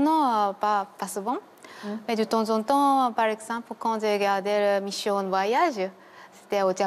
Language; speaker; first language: French; non-native, learner; Japanese